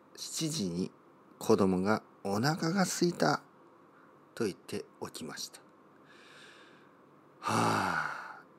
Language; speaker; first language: Japanese; native; Japanese